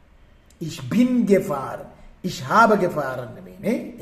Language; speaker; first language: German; non-native, fluent; Sinhala